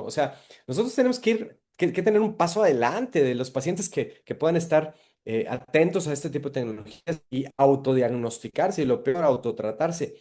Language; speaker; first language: Spanish; native; Spanish